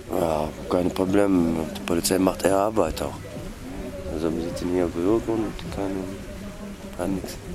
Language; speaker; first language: German; non-native, learner; Arabic